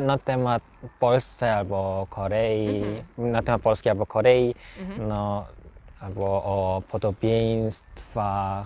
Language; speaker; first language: Polish; non-native, learner; Korean